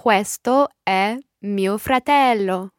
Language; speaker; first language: Italian; non-native, learner; English